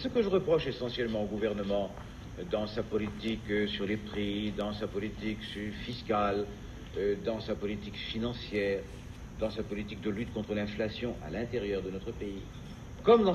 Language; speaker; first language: French; native; French